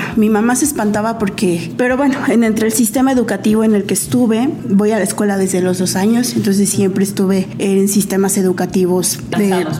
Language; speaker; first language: Spanish; native; Spanish